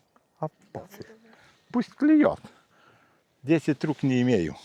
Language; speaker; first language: Russian; non-native, fluent; Lithuanian